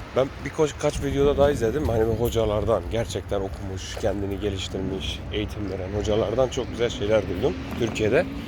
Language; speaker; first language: Turkish; early bilingual, heritage; Turkish